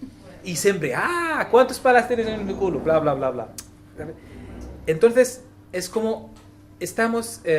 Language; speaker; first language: Spanish; non-native, learner; Arabic